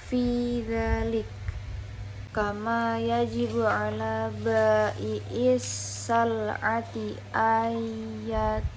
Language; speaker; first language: Arabic; non-native, learner; Indonesian